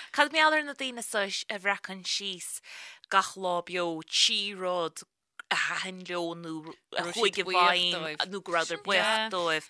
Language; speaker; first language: Irish; native; Irish